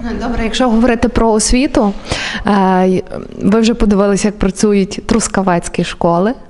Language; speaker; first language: Ukrainian; native; Ukrainian